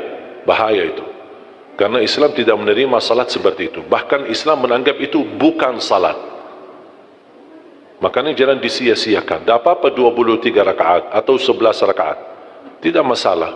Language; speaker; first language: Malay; non-native, fluent; Arabic